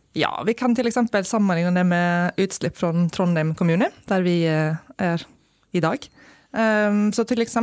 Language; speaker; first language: Norwegian; non-native, fluent; Icelandic